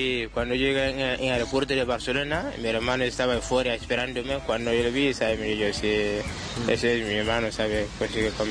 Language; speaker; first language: Spanish; non-native, learner; Wolof